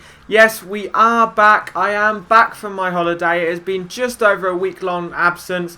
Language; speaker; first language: English; native; English